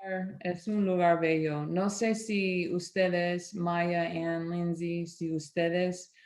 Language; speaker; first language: Spanish; non-native, fluent; English